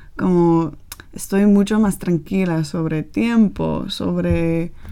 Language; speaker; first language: Spanish; non-native, learner; English